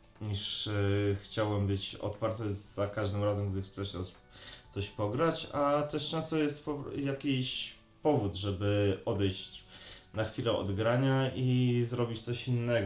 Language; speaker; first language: Polish; native; Polish